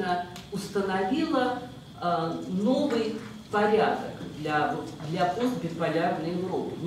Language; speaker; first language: Russian; native; Russian